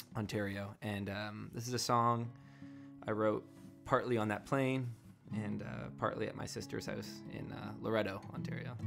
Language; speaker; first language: English; native; English